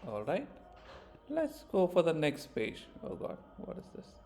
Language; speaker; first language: English; non-native, local second language; Kannada